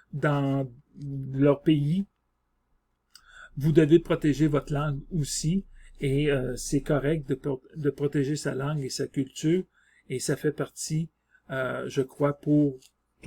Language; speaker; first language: French; native; French